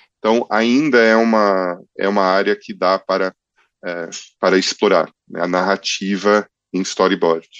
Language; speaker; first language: Portuguese; early bilingual, other home language; English